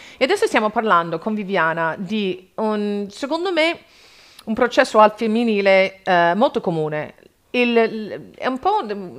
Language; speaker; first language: Italian; non-native, fluent; English